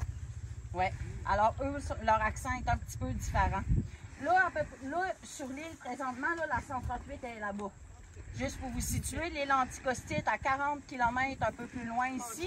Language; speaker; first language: French; native; French